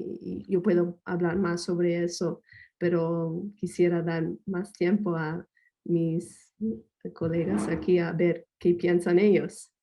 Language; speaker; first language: Spanish; non-native, fluent; English